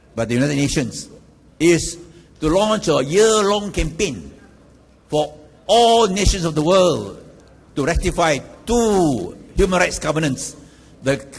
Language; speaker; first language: English; non-native, local second language; Chinese